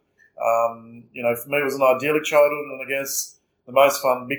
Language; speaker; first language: English; native; English